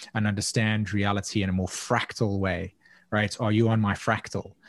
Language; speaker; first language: English; native; English